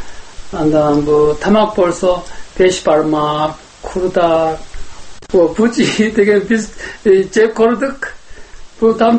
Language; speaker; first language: Kyrgyz; non-native, learner; Korean